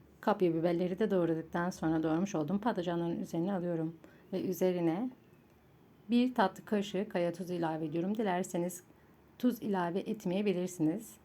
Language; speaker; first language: Turkish; native; Turkish